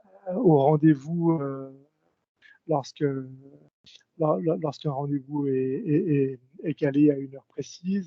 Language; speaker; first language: French; native; French